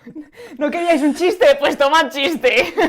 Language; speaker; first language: Spanish; native; Spanish